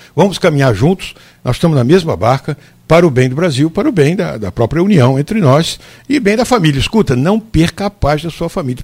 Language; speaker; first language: Portuguese; native; Portuguese